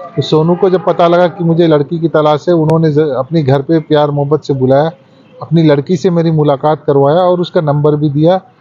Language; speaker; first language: Hindi; native; Hindi